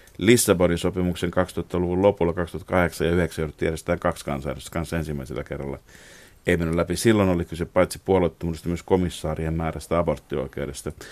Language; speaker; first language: Finnish; native; Finnish